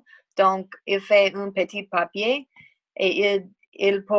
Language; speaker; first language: French; non-native, learner; English